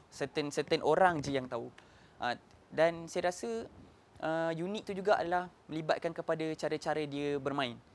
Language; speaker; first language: Malay; native; Malay